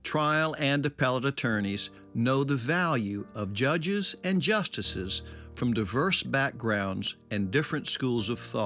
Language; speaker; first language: English; native; English